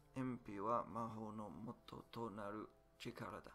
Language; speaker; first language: Japanese; non-native, learner; English